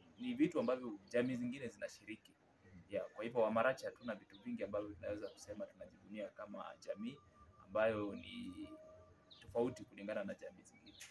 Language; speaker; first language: Swahili; non-native, local second language; Luyia